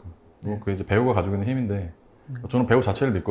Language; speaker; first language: Korean; native; Korean